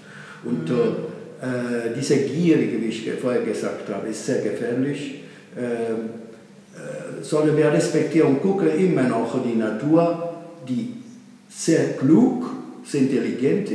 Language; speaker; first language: German; non-native, fluent; Italian